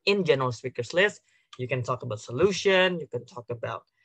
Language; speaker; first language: English; non-native, fluent; Indonesian